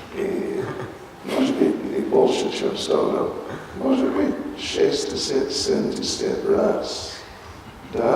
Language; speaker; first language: Russian; non-native, learner; English